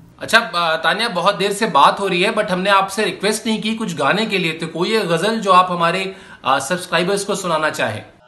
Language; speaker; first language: Hindi; native; Hindi